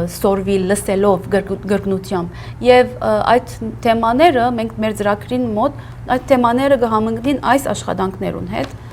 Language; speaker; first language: Armenian; early bilingual, heritage; Armenian